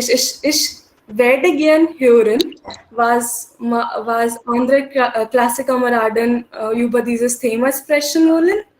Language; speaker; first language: German; non-native, learner; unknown